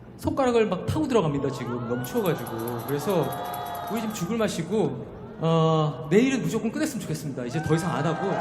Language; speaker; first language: Korean; native; Korean